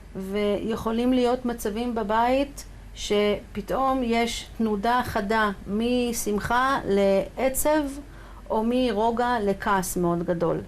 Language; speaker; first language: Hebrew; native; Hebrew